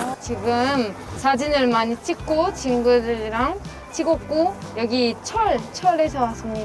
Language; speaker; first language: Korean; non-native, learner; Greek